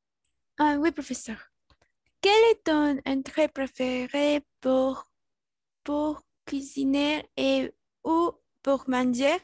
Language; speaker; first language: French; non-native, learner; Spanish